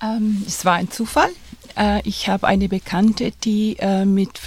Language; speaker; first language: German; non-native, fluent; Spanish